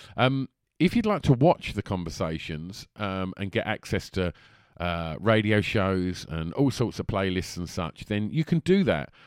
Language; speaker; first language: English; native; English